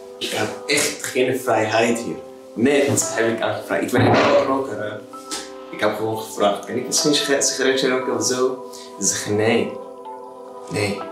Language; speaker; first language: Dutch; non-native, learner; Arabic